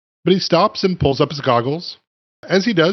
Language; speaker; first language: English; native; English